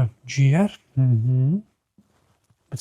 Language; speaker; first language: English; non-native, learner; Latvian